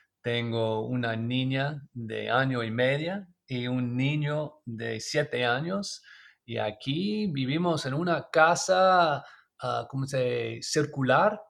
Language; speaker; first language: Spanish; non-native, learner; English